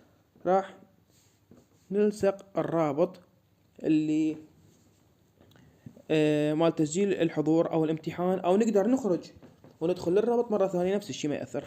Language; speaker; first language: Arabic; native; Arabic